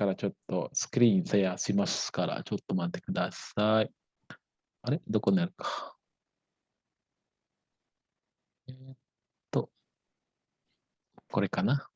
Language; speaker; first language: Japanese; non-native, fluent; Indonesian